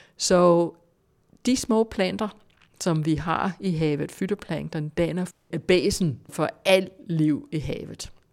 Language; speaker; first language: Danish; non-native, fluent; English